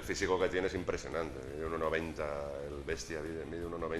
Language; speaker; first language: Spanish; native; Spanish